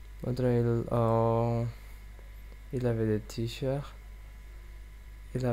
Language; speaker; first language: French; non-native, learner; English